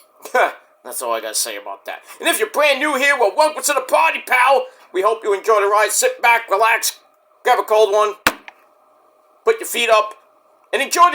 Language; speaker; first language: English; native; English